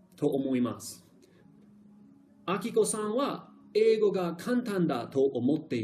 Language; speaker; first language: Japanese; non-native, fluent; English